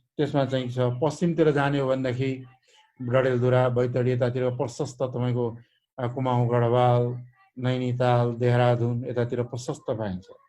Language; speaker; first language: Nepali; non-native, local second language; Maithili